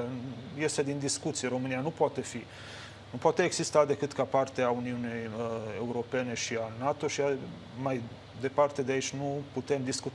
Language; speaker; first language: Romanian; native; Romanian